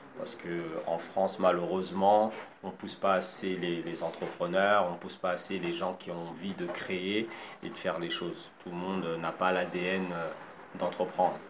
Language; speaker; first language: French; early bilingual, other home language; Lingala